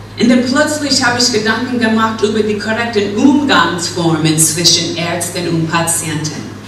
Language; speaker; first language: German; non-native, fluent; English